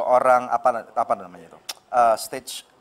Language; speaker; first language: Indonesian; native; Indonesian